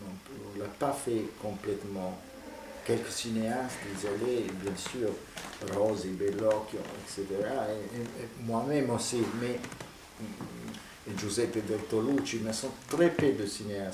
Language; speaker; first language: French; non-native, fluent; Italian